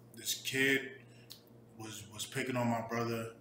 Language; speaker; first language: English; native; English